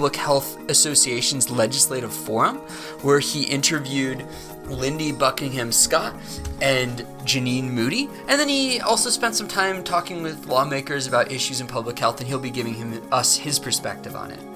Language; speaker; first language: English; native; English